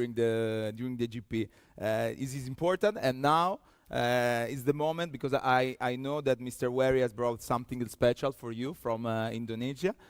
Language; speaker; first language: English; non-native, fluent; Italian